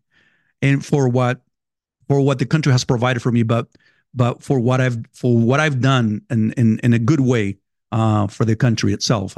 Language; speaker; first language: English; non-native, fluent; Spanish